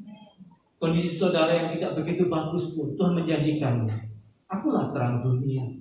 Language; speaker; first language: Indonesian; native; Indonesian